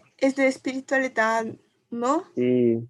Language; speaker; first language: Spanish; non-native, learner; Portuguese